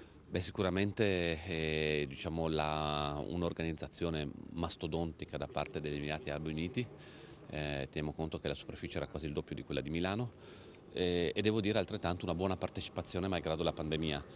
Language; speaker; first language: Italian; native; Italian